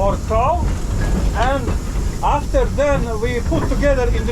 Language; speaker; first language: English; non-native, learner; Bosnian